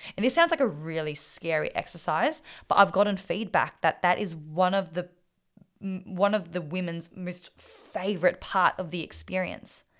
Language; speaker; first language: English; non-native, local second language; Vietnamese